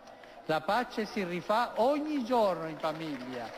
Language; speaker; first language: Italian; non-native, fluent; Spanish